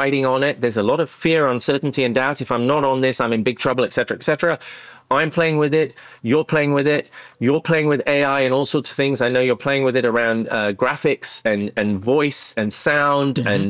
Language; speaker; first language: English; non-native, local second language; Akan